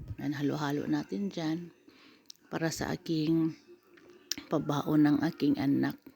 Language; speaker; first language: Filipino; native; Filipino